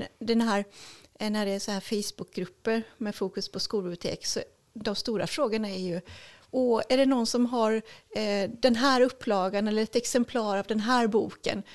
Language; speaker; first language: Swedish; native; Swedish